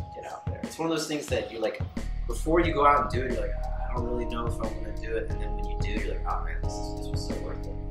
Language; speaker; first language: English; native; English